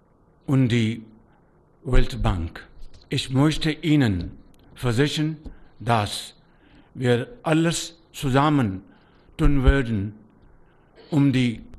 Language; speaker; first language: German; non-native, learner; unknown